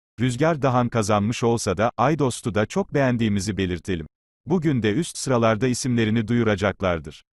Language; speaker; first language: Turkish; native; Turkish